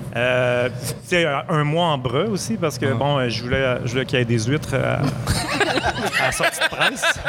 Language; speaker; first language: French; native; French